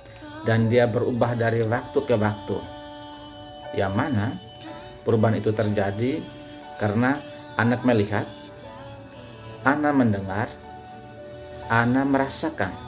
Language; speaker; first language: Indonesian; native; Indonesian